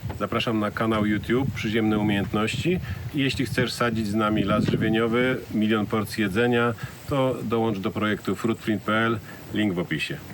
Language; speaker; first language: Polish; native; Polish